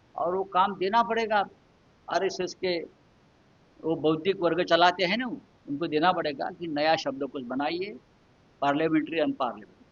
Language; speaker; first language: Hindi; non-native, local second language; Marathi